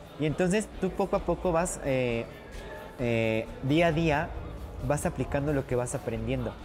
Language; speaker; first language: Spanish; native; Spanish